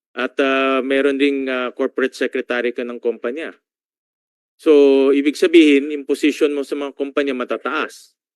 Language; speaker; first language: Filipino; native; Filipino